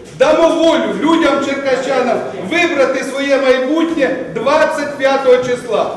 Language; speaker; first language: Ukrainian; native; Ukrainian